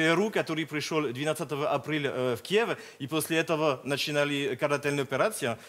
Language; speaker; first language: Russian; non-native, fluent; French